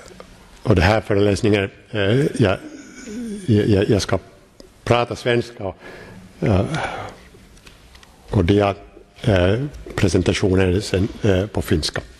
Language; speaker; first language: Swedish; non-native, local second language; Finnish